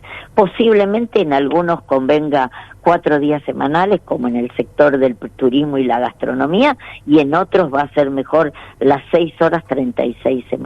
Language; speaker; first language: Spanish; native; Spanish